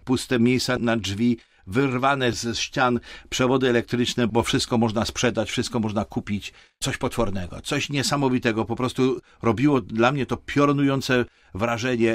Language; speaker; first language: Polish; native; Polish